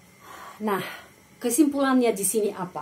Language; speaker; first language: Indonesian; non-native, fluent; Russian